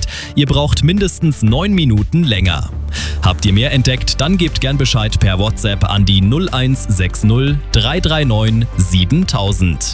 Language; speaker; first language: German; native; German